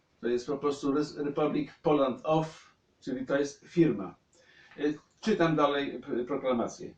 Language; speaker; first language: Polish; native; Polish